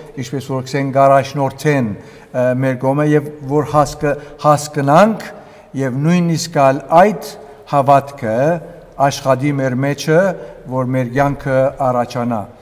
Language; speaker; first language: Armenian; early bilingual, heritage; Armenian